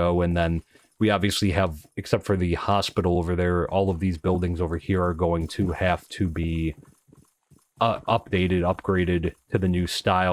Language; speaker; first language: English; native; English